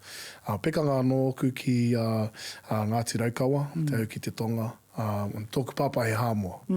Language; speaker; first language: Māori; non-native, local second language; English